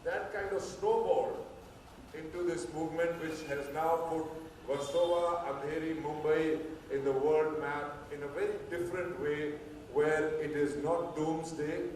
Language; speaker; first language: English; non-native, local second language; Hindi